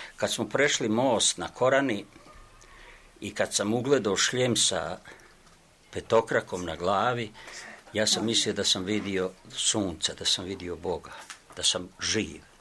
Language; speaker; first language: Serbian; native; Serbian